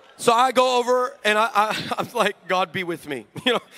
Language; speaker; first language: English; native; English